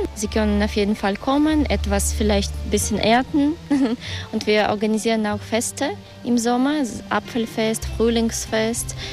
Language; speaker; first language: German; non-native, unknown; Russian